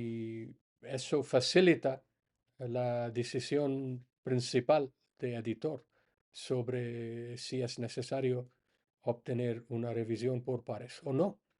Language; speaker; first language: Spanish; non-native, fluent; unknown